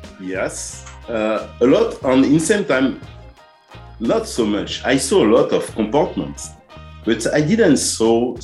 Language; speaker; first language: English; non-native, learner; French